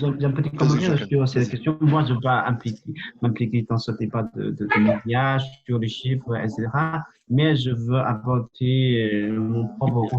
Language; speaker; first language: French; non-native, fluent; Chinese